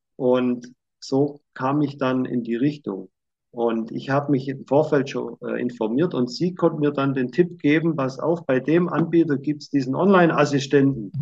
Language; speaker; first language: German; native; German